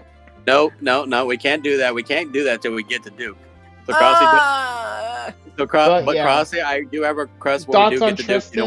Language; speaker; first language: English; native; English